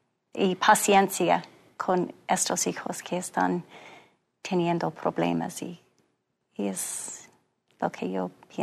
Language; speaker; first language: Spanish; non-native, fluent; English